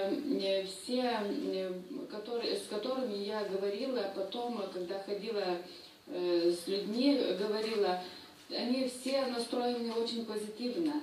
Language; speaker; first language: Russian; non-native, fluent; Lithuanian